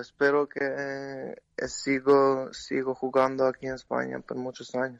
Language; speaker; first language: Spanish; non-native, learner; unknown